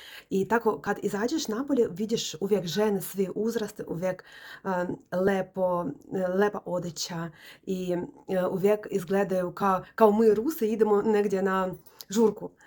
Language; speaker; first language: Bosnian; non-native, learner; Russian